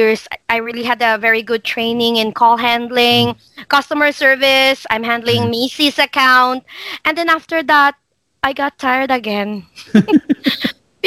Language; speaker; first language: English; non-native, local second language; Hiligaynon